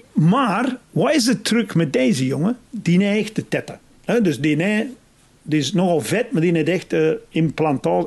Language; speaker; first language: Dutch; non-native, fluent; English